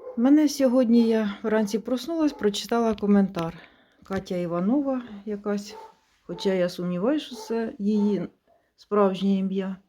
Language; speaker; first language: Ukrainian; non-native, local second language; Russian